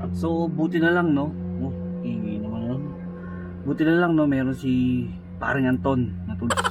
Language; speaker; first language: Filipino; native; Filipino